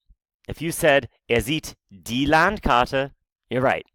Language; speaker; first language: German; non-native, fluent; English